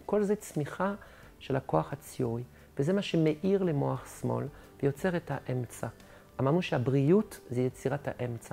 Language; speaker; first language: Hebrew; non-native, fluent; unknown